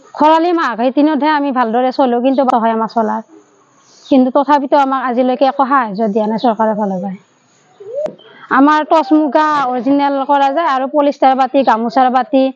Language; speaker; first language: Assamese; native; Assamese